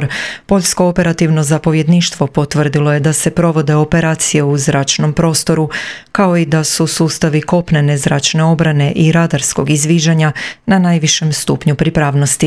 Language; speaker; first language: Croatian; native; Croatian